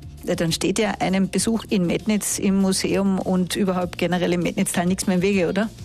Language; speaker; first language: German; native; German